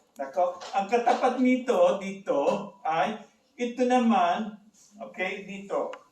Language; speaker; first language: Filipino; native; Filipino